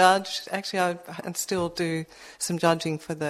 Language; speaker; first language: English; native; English